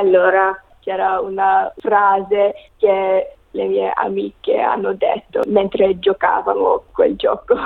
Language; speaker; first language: Italian; non-native, learner; English